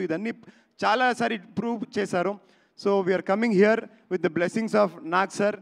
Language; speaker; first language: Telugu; non-native, learner; Kannada